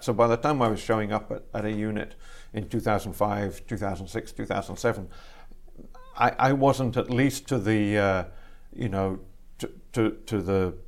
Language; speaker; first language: English; native; English